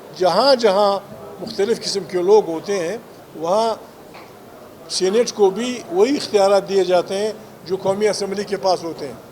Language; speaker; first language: Urdu; non-native, local second language; Pashto